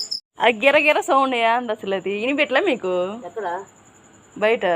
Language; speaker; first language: Telugu; native; Telugu